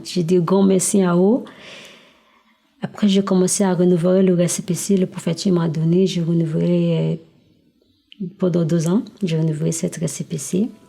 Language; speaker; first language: French; non-native, learner; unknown